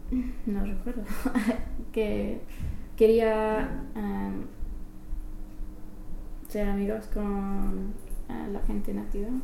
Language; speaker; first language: Spanish; non-native, fluent; English